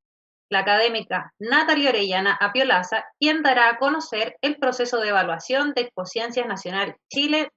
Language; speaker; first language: Spanish; native; Spanish